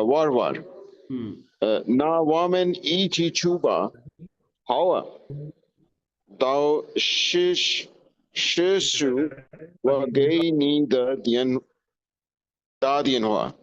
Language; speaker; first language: Chinese; non-native, learner; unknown